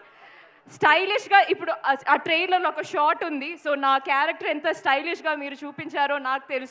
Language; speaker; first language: Telugu; non-native, local second language; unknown